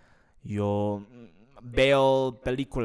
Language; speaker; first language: Spanish; non-native, fluent; English